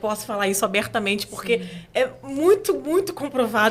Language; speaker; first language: Portuguese; native; Portuguese